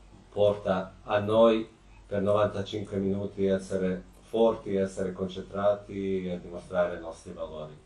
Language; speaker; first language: Italian; non-native, fluent; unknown